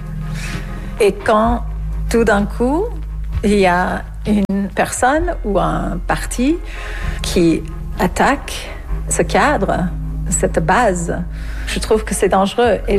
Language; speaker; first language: French; non-native, fluent; English